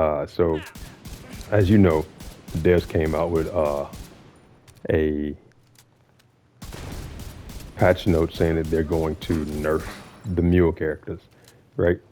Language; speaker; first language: English; native; English